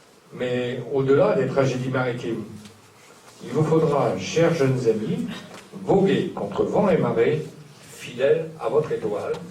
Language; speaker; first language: French; native; French